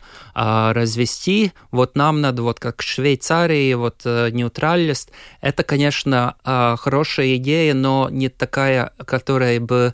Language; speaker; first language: Russian; non-native, local second language; Latvian